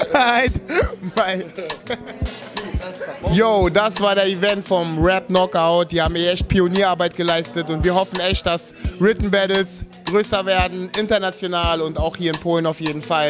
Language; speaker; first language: German; native; German